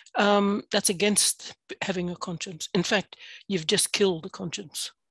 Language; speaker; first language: English; native; English